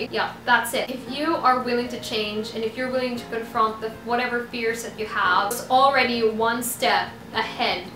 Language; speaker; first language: English; non-native, local second language; Filipino